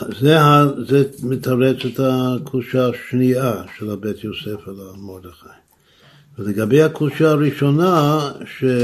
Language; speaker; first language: Hebrew; non-native, fluent; English